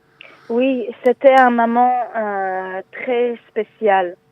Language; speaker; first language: French; non-native, fluent; Hebrew